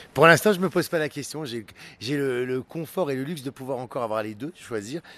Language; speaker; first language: French; native; French